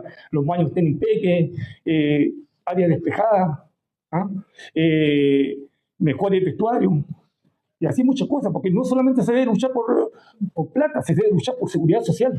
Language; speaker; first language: Spanish; native; Spanish